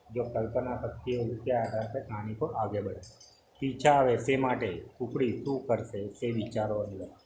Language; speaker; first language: Hindi; non-native, local second language; Gujarati